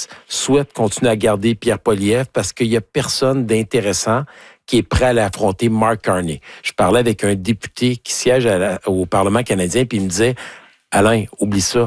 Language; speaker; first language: French; native; French